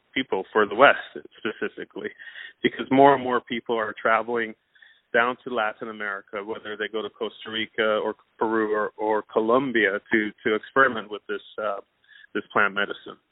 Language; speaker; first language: English; non-native, fluent; Persian